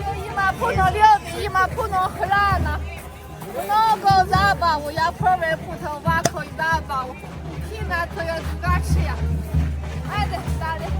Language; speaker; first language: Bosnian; non-native, learner; Chinese